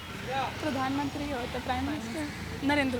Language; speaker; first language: Hindi; native; Hindi